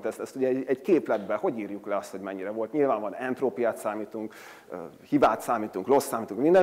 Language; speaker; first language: Hungarian; native; Hungarian